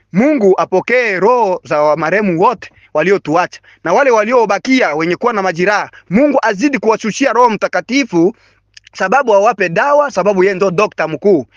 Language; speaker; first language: Swahili; non-native, local second language; Bembe